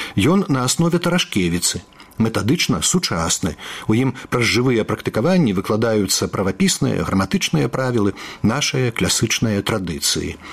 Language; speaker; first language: Belarusian; native; Belarusian